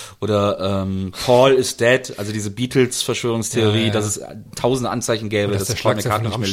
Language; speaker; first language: German; native; German